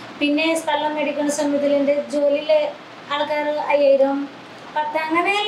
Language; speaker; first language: Malayalam; non-native, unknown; Odia